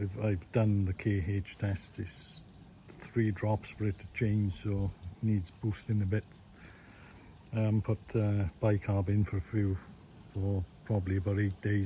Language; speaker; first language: English; native; English